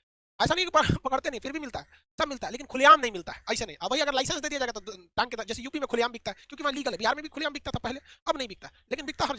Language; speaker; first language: Hindi; native; Hindi